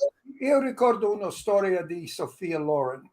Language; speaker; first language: Italian; early bilingual, heritage; English